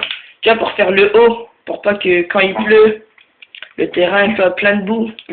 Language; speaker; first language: French; native; French